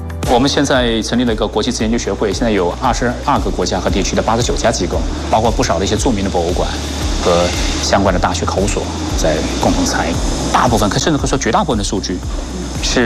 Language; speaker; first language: Chinese; native; Chinese